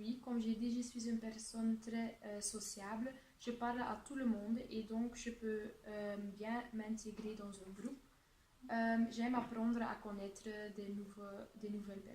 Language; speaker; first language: French; non-native, local second language; Dutch